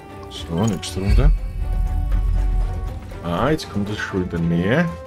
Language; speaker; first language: German; native; German